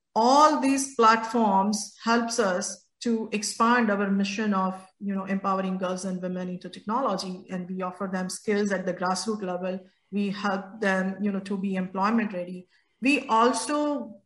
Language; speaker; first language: English; non-native, local second language; Gujarati